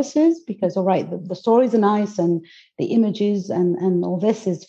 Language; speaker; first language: English; non-native, fluent; Greek